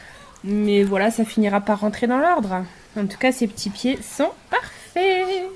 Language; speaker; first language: French; native; French